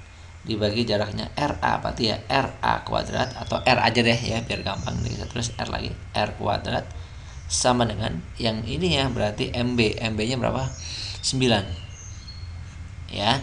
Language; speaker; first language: Indonesian; native; Indonesian